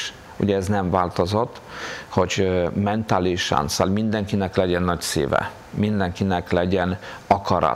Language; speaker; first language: Hungarian; non-native, fluent; Polish